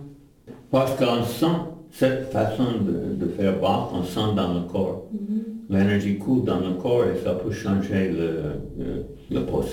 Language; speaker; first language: French; non-native, learner; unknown